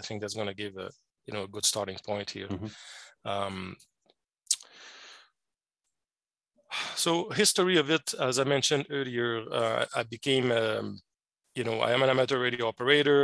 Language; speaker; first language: English; non-native, fluent; French